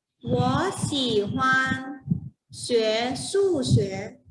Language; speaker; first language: Chinese; non-native, fluent; Thai